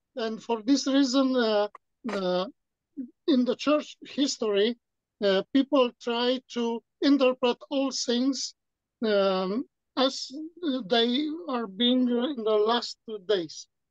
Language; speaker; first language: English; non-native, fluent; Romanian